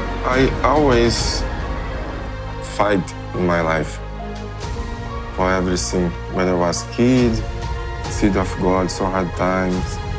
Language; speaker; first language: English; non-native, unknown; Portuguese